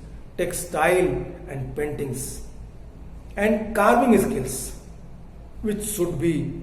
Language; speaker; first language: English; non-native, local second language; Hindi